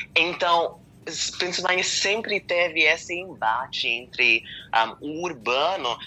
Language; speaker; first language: Portuguese; non-native, fluent; English